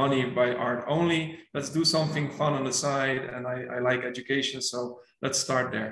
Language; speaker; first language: English; non-native, fluent; Dutch